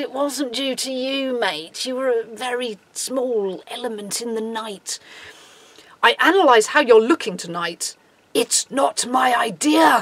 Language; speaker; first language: English; native; English